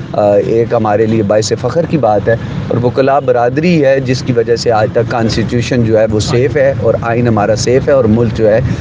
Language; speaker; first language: Urdu; non-native, local second language; Northern Hindko